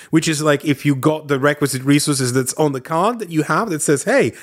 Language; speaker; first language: English; non-native, fluent; Lithuanian